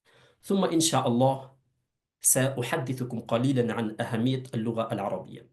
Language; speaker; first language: Arabic; non-native, fluent; Urdu